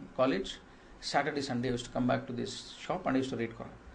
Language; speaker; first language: English; non-native, local second language; Kannada